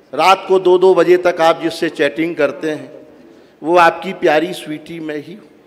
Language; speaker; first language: Hindi; native; Hindi